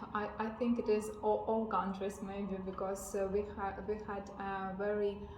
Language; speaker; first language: English; non-native, learner; Ukrainian